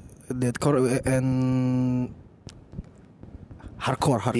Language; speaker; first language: English; non-native, learner; Indonesian